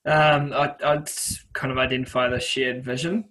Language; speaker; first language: English; native; English